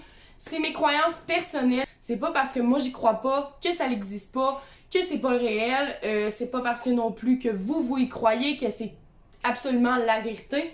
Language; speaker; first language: French; native; French